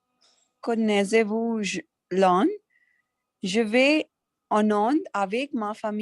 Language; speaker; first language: French; non-native, learner; Hindi